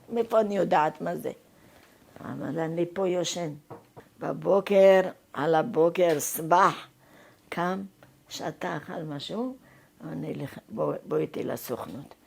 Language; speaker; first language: Hebrew; non-native, fluent; Arabic